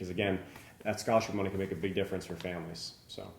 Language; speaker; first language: English; native; English